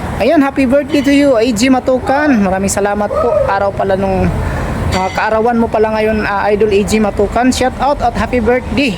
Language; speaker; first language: Filipino; non-native, local second language; Cebuano